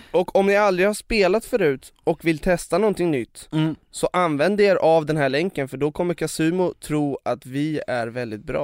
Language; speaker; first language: Swedish; native; Swedish